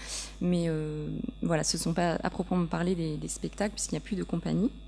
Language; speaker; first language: French; native; French